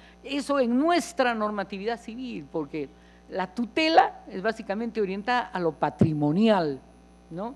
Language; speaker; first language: Spanish; native; Spanish